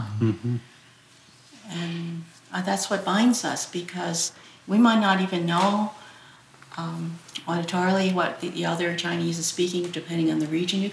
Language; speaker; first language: English; early bilingual, other home language; Chinese